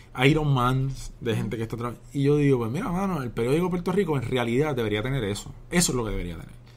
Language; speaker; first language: Spanish; native; Spanish